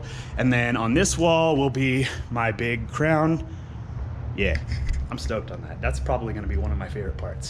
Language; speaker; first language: English; native; English